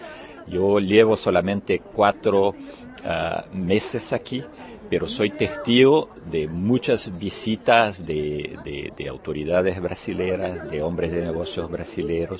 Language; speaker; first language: Spanish; non-native, fluent; Portuguese